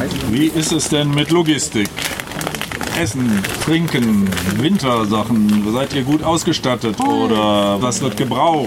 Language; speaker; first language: German; native; German